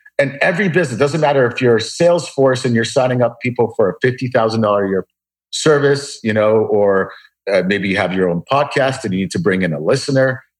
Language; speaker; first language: English; early bilingual, other home language; Russian